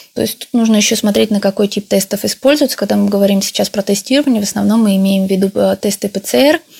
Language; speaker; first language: Russian; native; Russian